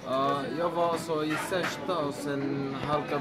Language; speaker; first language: Swedish; non-native, learner; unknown